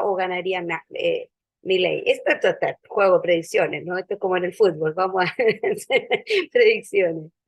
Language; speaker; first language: Spanish; native; Spanish